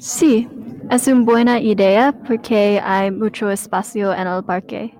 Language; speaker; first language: Spanish; non-native, learner; English